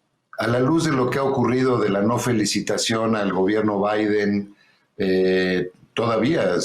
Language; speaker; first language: Spanish; native; Spanish